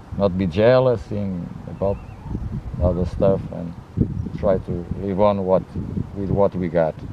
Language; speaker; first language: English; non-native, fluent; Portuguese